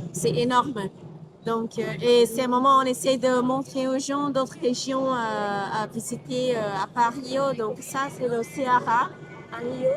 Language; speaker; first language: French; non-native, fluent; Portuguese